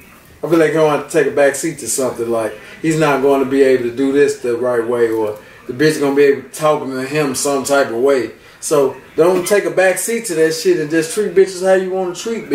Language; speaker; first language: English; native; English